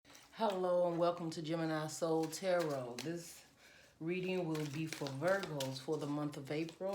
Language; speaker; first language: English; native; English